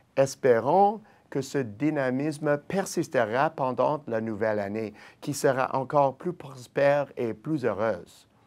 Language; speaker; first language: French; native; French